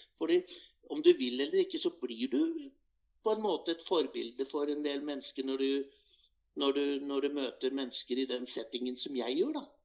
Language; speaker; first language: Norwegian; native; Norwegian